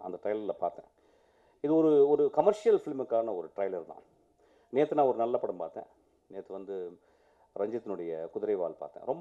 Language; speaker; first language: Tamil; native; Tamil